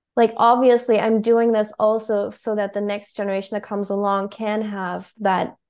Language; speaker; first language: English; non-native, fluent; German